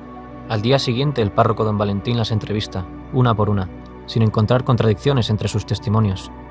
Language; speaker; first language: Spanish; native; Spanish